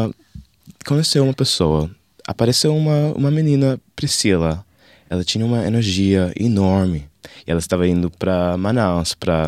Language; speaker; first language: Portuguese; non-native, learner; English